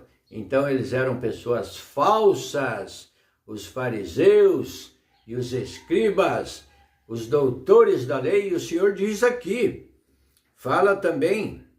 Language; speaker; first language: Portuguese; native; Portuguese